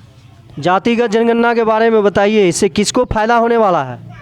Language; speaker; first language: Hindi; native; Hindi